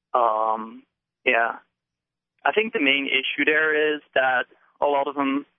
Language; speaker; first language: English; non-native, fluent; Dutch